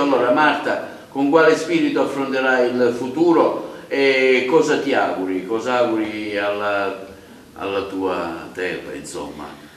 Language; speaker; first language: Italian; native; Italian